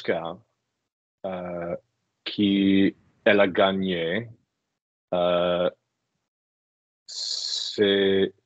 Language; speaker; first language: French; non-native, learner; English